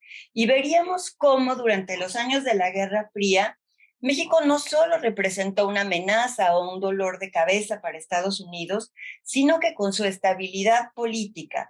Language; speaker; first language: Spanish; native; Spanish